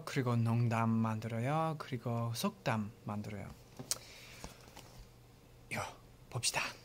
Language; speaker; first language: Korean; non-native, learner; English